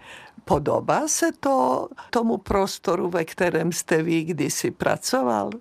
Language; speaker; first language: Czech; native; Czech